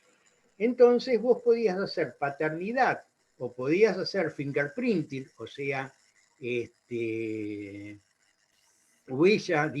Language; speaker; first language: Spanish; native; Spanish